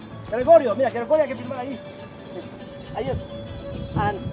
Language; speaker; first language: Spanish; non-native, fluent; Persian